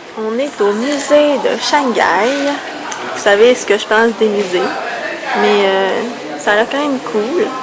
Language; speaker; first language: French; early bilingual, other home language; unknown